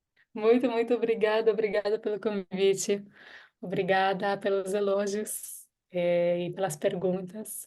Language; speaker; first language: Portuguese; non-native, fluent; Hebrew